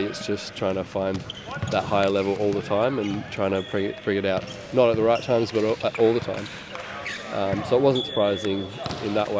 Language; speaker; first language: English; native; English